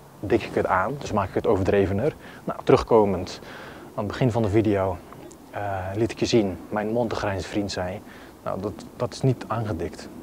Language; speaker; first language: Dutch; early bilingual, other home language; Bosnian